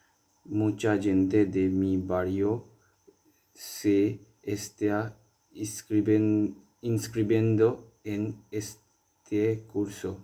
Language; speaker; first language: Spanish; non-native, learner; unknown